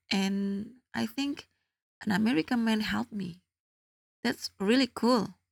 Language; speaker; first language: English; non-native, learner; Indonesian